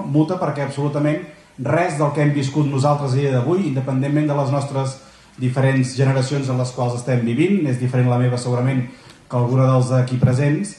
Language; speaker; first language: Catalan; native; Catalan